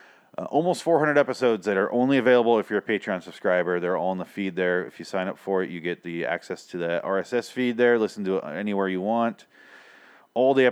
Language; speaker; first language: English; native; English